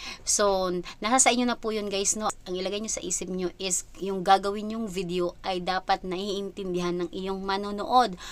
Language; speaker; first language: Filipino; non-native, local second language; Cebuano